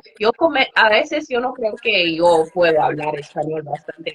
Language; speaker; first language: Spanish; non-native, learner; English